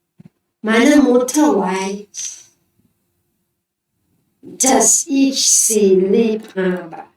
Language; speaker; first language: German; non-native, learner; Thai